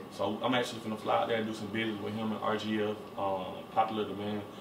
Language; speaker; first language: English; native; English